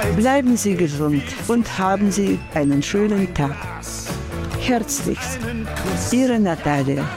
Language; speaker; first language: German; non-native, fluent; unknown